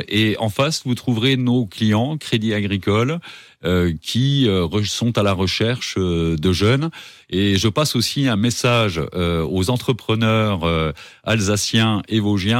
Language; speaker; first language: French; native; French